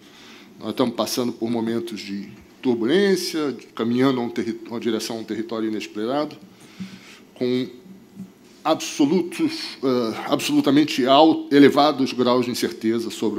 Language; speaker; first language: Portuguese; native; Portuguese